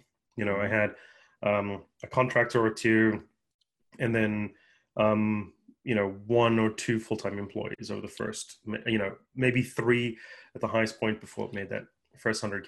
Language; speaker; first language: English; native; English